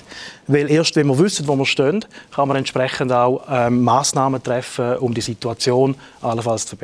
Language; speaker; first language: German; native; German